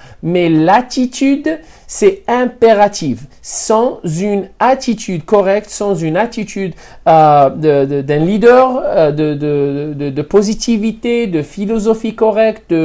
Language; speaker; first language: French; non-native, fluent; Spanish